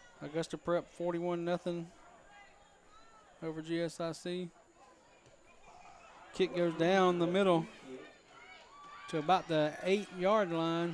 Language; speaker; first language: English; native; English